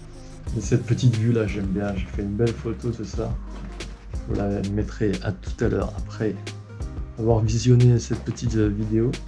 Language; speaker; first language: French; native; French